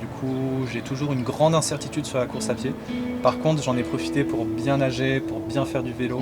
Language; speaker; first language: French; native; French